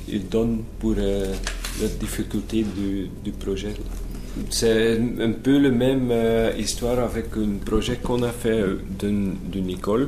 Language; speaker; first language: French; non-native, local second language; Dutch